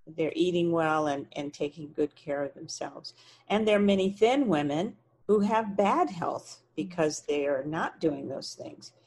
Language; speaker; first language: English; native; English